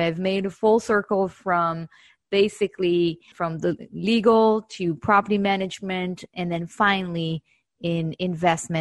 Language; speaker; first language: English; non-native, fluent; Hebrew